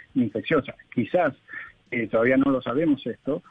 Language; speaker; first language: Spanish; native; Spanish